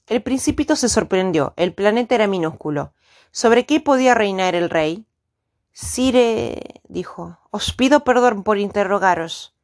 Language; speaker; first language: Spanish; native; Spanish